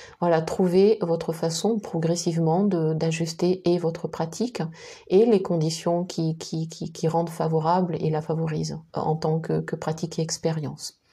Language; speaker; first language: French; native; French